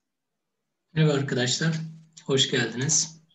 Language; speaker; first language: Turkish; native; Turkish